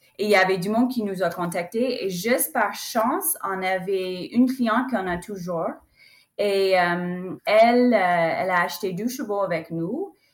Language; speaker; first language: French; non-native, fluent; English